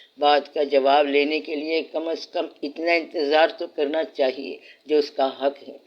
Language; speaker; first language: Urdu; non-native, local second language; Punjabi